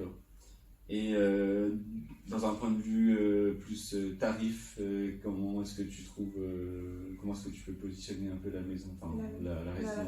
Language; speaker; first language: French; native; French